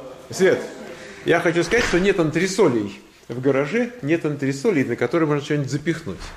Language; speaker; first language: Russian; native; Russian